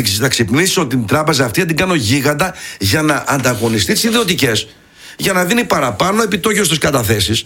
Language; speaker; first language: Greek; early bilingual, heritage; Greek